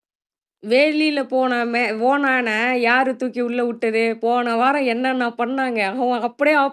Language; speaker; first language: Tamil; native; Tamil